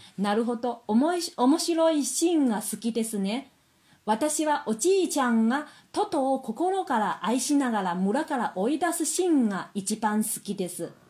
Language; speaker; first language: Japanese; non-native, fluent; Chinese